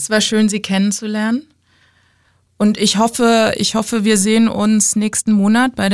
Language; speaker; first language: English; non-native, fluent; German